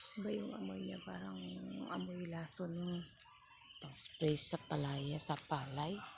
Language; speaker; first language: Filipino; non-native, local second language; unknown